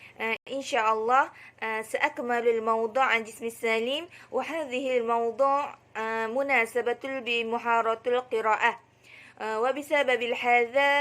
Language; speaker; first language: Arabic; non-native, learner; Malay